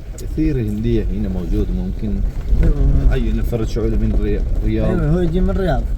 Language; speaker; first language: Arabic; non-native, learner; Malayalam